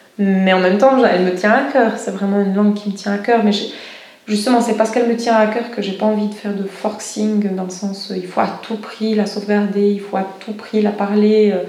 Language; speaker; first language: French; non-native, local second language; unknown